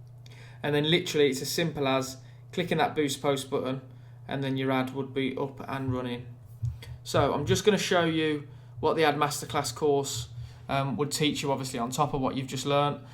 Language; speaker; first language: English; native; English